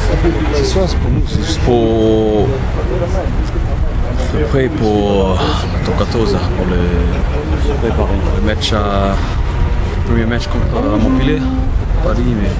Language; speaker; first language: French; non-native, learner; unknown